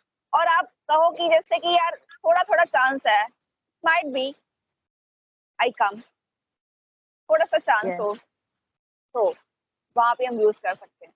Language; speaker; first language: Hindi; native; Hindi